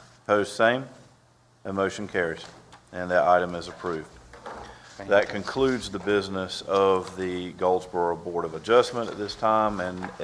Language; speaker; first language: English; native; English